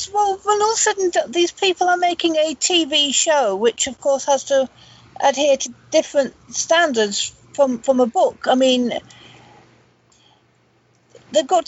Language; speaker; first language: English; native; English